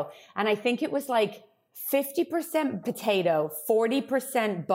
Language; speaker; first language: English; native; English